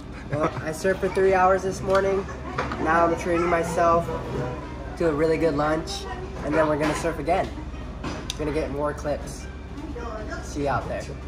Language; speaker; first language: English; early bilingual, other home language; Japanese